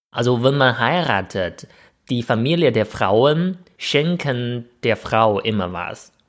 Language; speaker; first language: German; non-native, fluent; Chinese